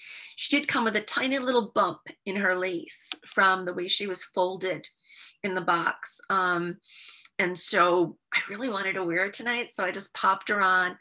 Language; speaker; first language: English; native; English